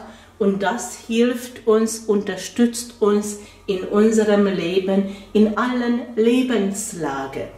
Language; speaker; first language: German; non-native, fluent; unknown